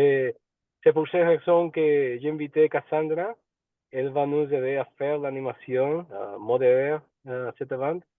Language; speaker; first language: French; non-native, learner; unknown